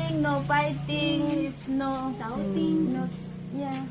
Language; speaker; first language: English; non-native, learner; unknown